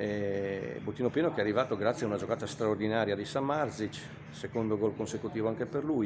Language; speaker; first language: Italian; native; Italian